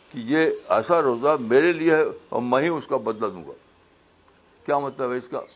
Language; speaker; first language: Urdu; native; Urdu